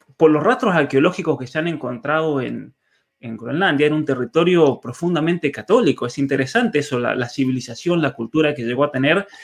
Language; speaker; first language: Spanish; native; Spanish